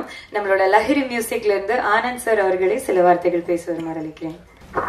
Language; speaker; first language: Tamil; native; Tamil